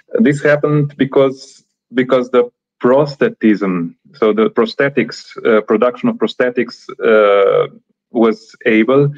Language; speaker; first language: English; non-native, fluent; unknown